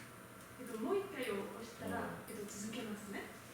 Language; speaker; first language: Japanese; non-native, learner; French